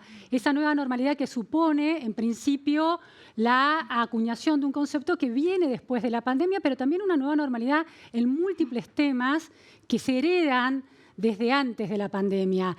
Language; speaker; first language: Spanish; native; Spanish